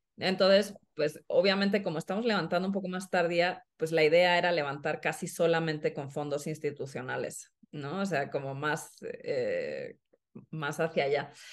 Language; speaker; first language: Spanish; non-native, fluent; Swedish